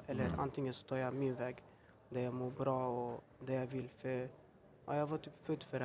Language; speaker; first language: Swedish; early bilingual, other home language; Albanian